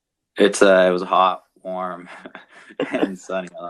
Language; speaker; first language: English; non-native, local second language; Spanish